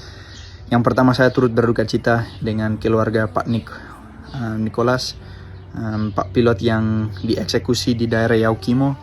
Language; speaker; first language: Indonesian; early bilingual, other home language; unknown